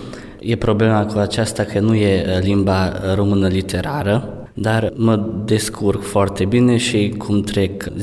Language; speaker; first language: Romanian; early bilingual, heritage; Romanian